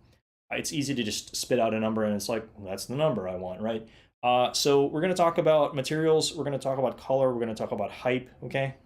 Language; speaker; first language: English; native; English